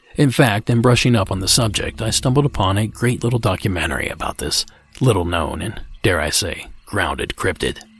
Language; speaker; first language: English; native; English